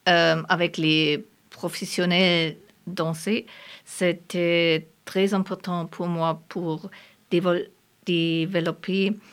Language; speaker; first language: French; non-native, learner; German